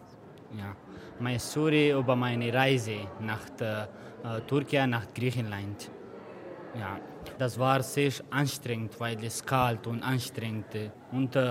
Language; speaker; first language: German; non-native, learner; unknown